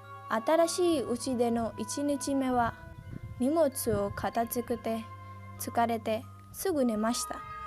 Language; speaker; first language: Japanese; non-native, fluent; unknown